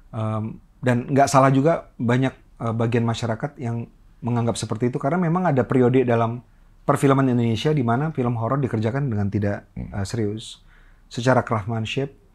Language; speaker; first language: Indonesian; native; Indonesian